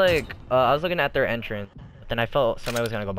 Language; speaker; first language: English; native; English